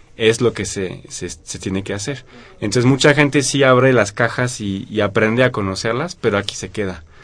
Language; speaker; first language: Spanish; non-native, fluent; French